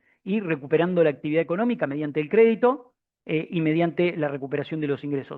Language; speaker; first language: Spanish; native; Spanish